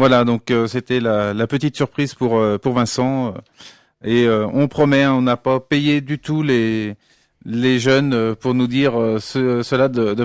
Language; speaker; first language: French; native; French